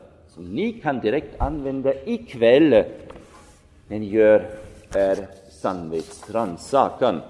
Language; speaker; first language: Swedish; non-native, fluent; German